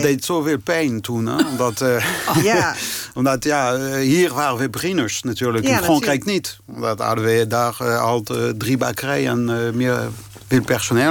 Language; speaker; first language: Dutch; non-native, fluent; French